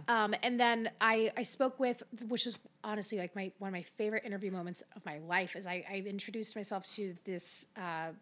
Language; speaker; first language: English; native; English